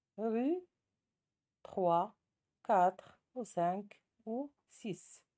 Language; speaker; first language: French; non-native, local second language; Arabic